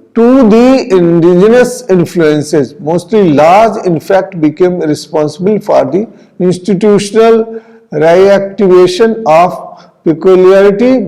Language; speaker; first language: English; non-native, local second language; Hindi